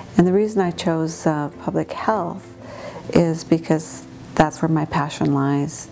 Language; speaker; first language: English; native; English